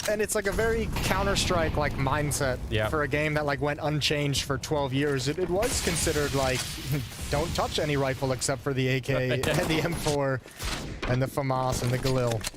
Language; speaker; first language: English; native; English